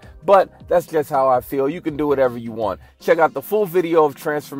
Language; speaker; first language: English; native; English